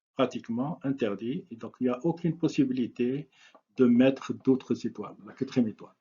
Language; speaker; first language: French; non-native, local second language; Arabic